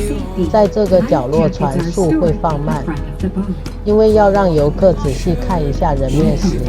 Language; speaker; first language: Chinese; native; Chinese